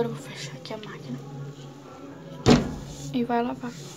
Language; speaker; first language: Portuguese; native; Portuguese